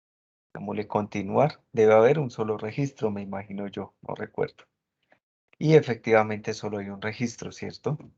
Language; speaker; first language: Spanish; native; Spanish